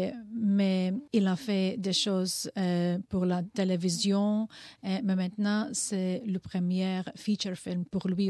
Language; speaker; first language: French; non-native, learner; Maltese